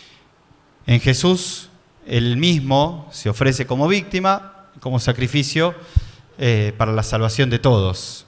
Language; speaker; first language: Spanish; native; Spanish